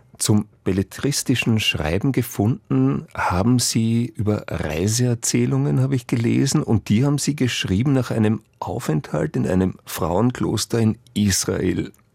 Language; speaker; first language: German; native; German